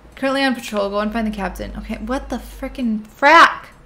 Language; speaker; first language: English; native; English